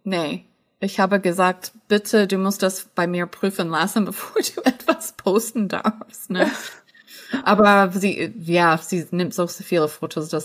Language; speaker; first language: German; non-native, fluent; English